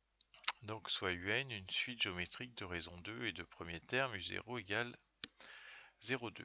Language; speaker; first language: French; native; French